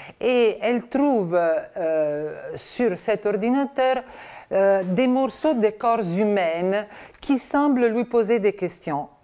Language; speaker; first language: French; non-native, fluent; Italian